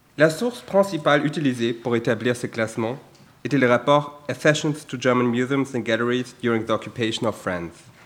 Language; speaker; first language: French; non-native, fluent; German